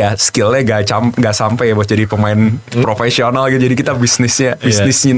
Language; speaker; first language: Indonesian; native; Indonesian